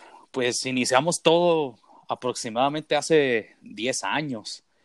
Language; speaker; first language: Spanish; early bilingual, heritage; Spanish